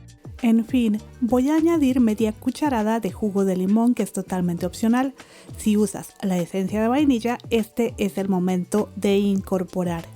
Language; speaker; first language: Spanish; native; Spanish